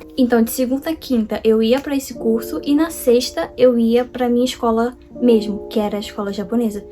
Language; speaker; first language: Portuguese; native; Portuguese